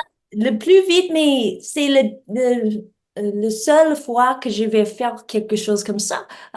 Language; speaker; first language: French; non-native, learner; English